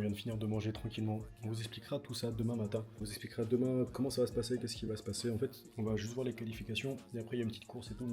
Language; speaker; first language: French; native; French